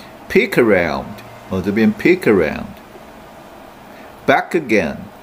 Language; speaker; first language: English; non-native, fluent; Chinese